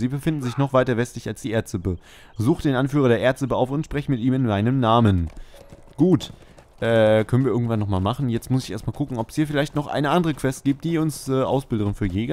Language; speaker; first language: German; native; German